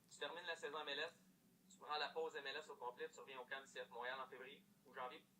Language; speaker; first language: French; native; French